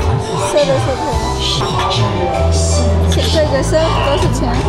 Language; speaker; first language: Chinese; non-native, learner; Indonesian